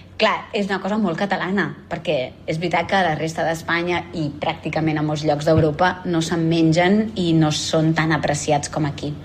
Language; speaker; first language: Catalan; native; Catalan